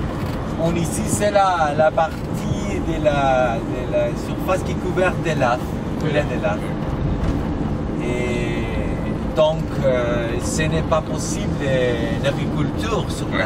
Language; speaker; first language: French; non-native, learner; Spanish